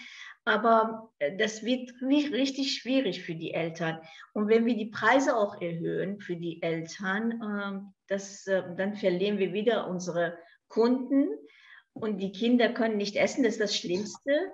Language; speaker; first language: German; non-native, fluent; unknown